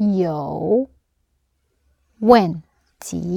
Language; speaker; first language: Chinese; non-native, learner; English